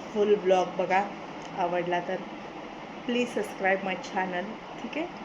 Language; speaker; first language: Marathi; non-native, local second language; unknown